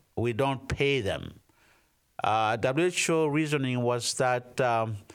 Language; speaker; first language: English; non-native, fluent; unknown